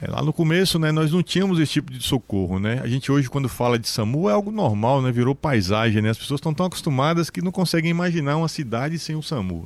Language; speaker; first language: Portuguese; native; Portuguese